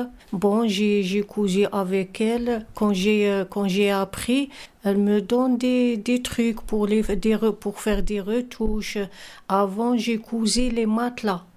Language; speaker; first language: French; non-native, fluent; Arabic